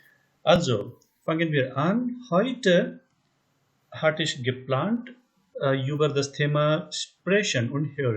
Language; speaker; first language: German; non-native, fluent; Hindi